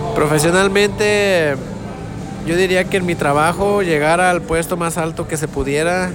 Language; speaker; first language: Spanish; native; Spanish